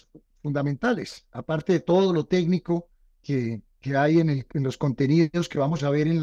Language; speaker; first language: Spanish; native; Spanish